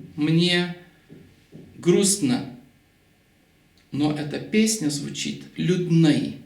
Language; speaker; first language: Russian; non-native, local second language; Lithuanian